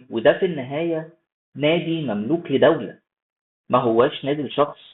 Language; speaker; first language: Arabic; native; Arabic